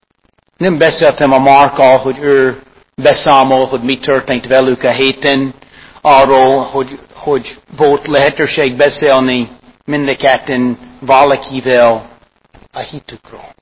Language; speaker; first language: Hungarian; non-native, fluent; English